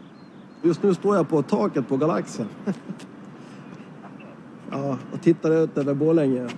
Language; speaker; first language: Swedish; native; Swedish